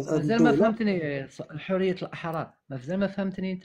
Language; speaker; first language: Arabic; native; Arabic